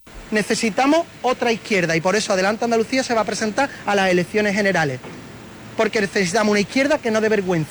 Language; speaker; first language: Spanish; native; Spanish